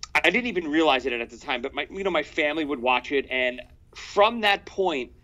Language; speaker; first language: English; native; English